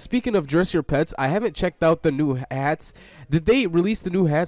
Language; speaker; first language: English; native; English